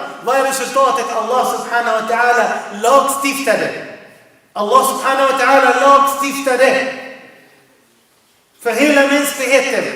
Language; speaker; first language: Swedish; non-native, fluent; Arabic